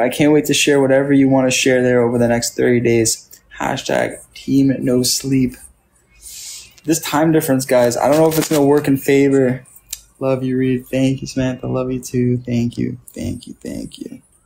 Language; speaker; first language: English; native; English